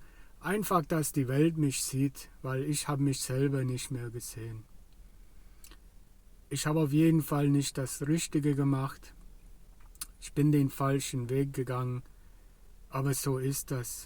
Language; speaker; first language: German; non-native, fluent; English